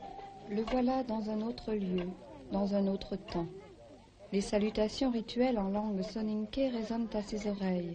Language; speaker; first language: French; native; French